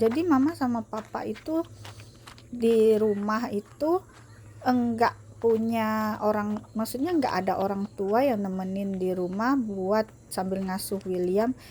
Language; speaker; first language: Indonesian; non-native, local second language; Hakka Chinese